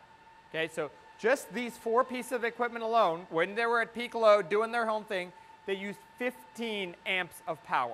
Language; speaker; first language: English; native; English